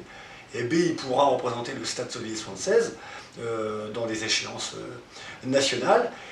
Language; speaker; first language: French; native; French